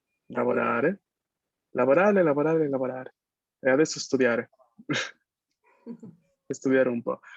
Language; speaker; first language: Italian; non-native, fluent; Spanish